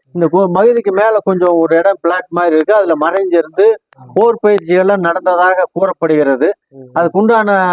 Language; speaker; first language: Tamil; non-native, local second language; Telugu